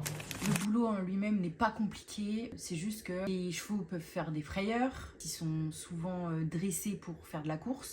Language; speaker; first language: French; native; French